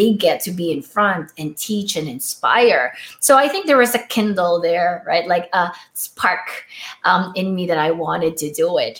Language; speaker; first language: English; non-native, local second language; Filipino